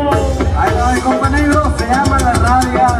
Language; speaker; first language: Spanish; native; Spanish